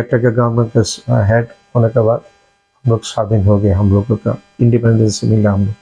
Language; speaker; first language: Hindi; non-native, learner; Bangla